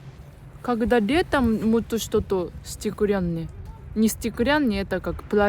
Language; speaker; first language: Russian; non-native, learner; Japanese